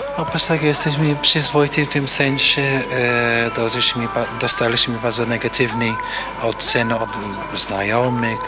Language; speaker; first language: Polish; non-native, fluent; English